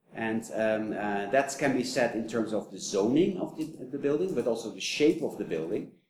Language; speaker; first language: English; non-native, fluent; Dutch